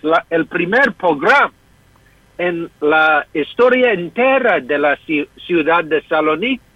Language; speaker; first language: Spanish; non-native, fluent; English